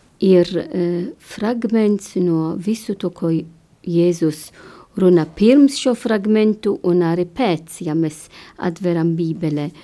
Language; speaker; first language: Latvian; non-native, learner; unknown